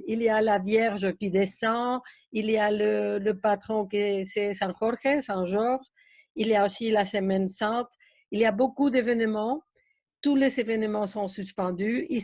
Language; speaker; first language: French; non-native, fluent; Spanish